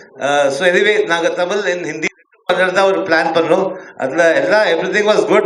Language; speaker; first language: Tamil; early bilingual, heritage; Tamil